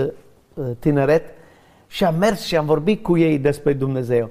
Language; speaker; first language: Romanian; non-native, learner; English